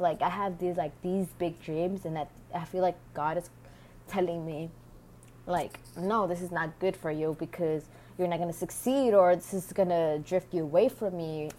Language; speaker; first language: English; native; English